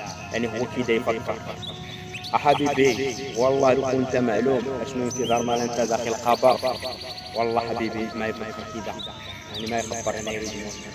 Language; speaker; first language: Arabic; non-native, learner; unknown